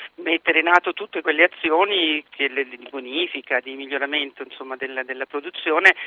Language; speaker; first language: Italian; native; Italian